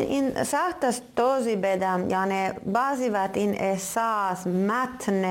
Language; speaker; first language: Persian; non-native, fluent; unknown